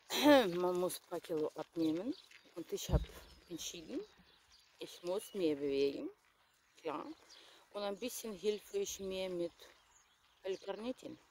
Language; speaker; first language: German; non-native, fluent; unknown